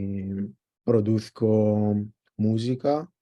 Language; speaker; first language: Spanish; non-native, learner; Greek